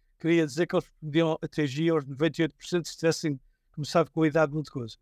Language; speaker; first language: Portuguese; native; Portuguese